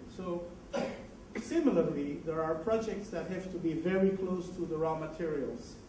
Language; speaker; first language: English; non-native, fluent; Dutch